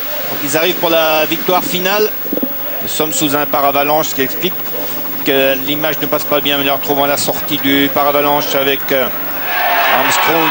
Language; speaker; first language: French; native; French